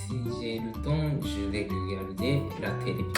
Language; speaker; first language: French; non-native, learner; Japanese